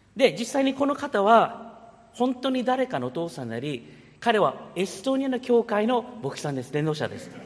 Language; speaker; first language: Japanese; early bilingual, heritage; Japanese